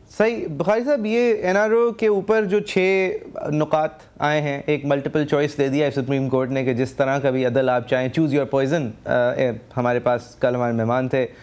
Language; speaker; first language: Urdu; native; Urdu